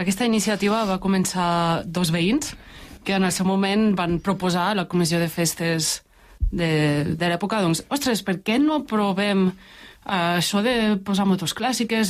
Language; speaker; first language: Catalan; native; Catalan